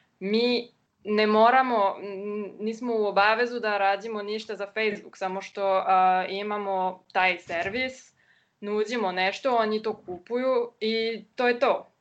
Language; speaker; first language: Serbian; non-native, learner; French